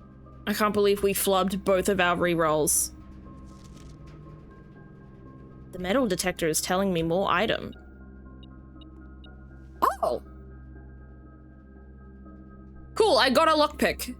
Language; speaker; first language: English; native; English